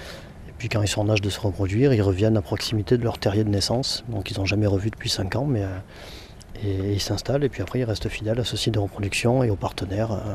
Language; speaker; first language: French; native; French